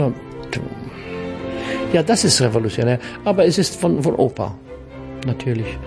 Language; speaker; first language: German; non-native, learner; English